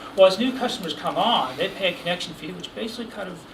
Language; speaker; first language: English; native; English